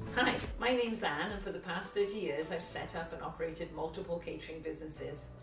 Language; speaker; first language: English; non-native, fluent; Spanish